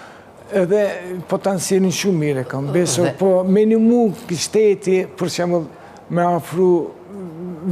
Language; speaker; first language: Albanian; early bilingual, heritage; Turkish